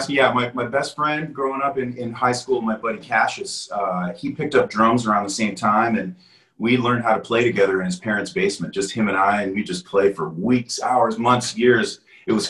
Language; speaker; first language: English; native; English